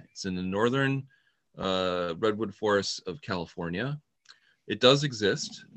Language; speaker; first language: English; native; English